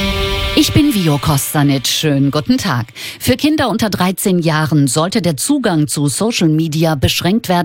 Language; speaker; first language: German; native; German